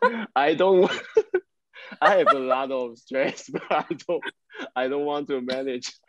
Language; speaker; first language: English; non-native, learner; Chinese